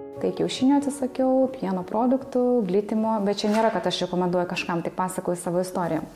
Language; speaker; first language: Lithuanian; native; Lithuanian